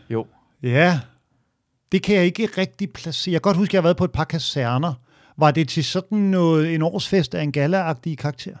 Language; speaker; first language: Danish; native; Danish